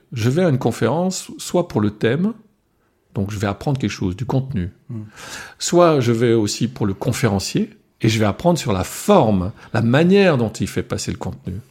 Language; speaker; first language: French; non-native, local second language; Swiss German